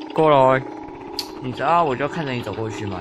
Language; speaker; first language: Chinese; native; Chinese